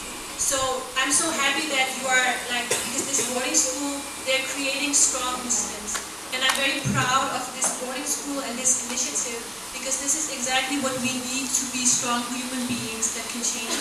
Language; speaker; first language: English; non-native, fluent; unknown